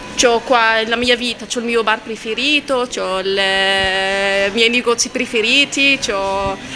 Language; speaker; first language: Italian; non-native, fluent; Arabic